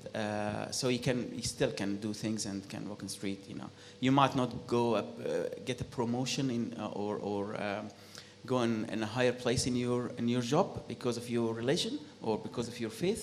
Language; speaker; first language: English; non-native, fluent; Arabic